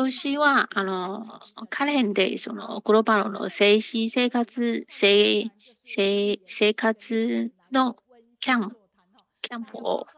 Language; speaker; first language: Japanese; non-native, learner; Chinese